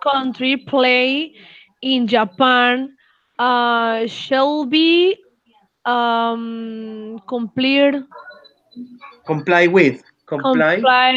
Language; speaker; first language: English; non-native, learner; Spanish